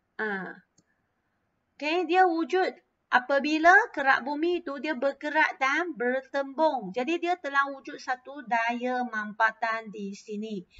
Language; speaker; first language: Malay; non-native, local second language; Chinese